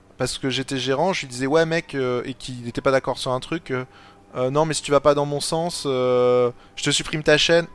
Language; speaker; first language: French; native; French